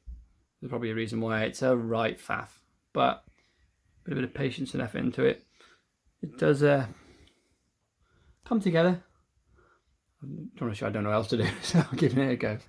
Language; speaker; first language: English; native; English